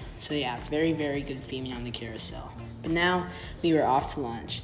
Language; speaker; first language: English; native; English